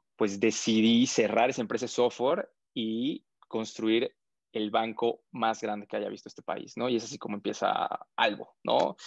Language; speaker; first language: Spanish; native; Spanish